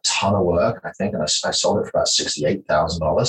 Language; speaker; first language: English; native; English